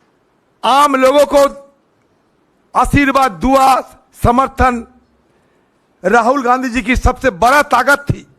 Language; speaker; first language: Hindi; non-native, local second language; Bangla